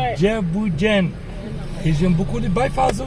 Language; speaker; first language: French; non-native, learner; Arabic